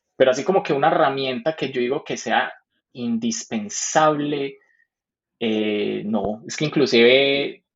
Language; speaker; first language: Spanish; native; Spanish